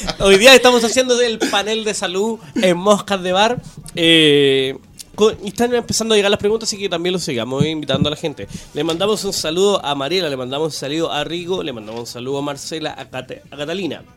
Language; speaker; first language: Spanish; native; Spanish